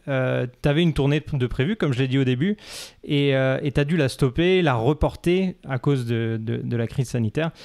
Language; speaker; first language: French; native; French